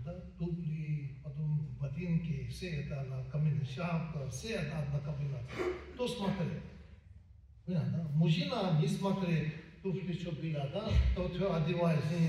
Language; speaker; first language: Russian; non-native, learner; Tibetan